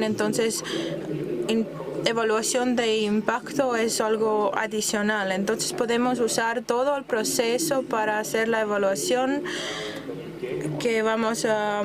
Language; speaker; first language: Spanish; non-native, fluent; German